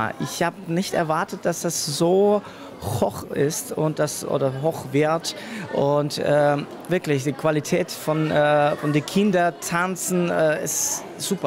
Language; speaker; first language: German; non-native, fluent; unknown